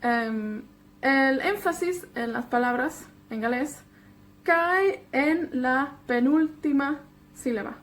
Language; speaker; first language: Spanish; non-native, fluent; Welsh